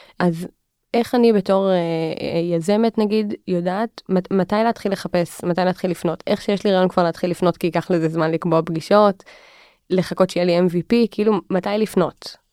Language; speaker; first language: Hebrew; native; Hebrew